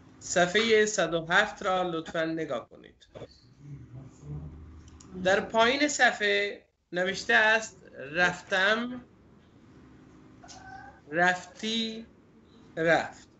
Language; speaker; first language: Persian; non-native, fluent; Urdu